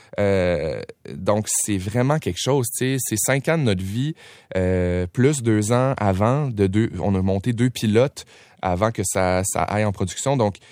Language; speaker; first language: French; native; French